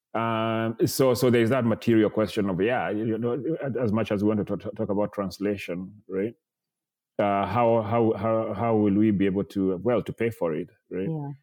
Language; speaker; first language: English; non-native, local second language; Kikuyu